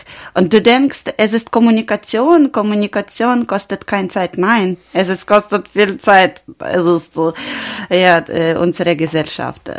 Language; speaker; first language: German; non-native, learner; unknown